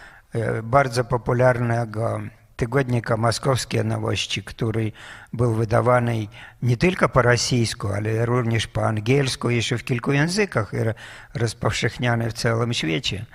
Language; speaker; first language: Polish; non-native, fluent; Russian